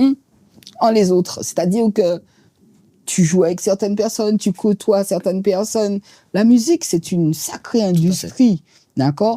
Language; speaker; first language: French; native; French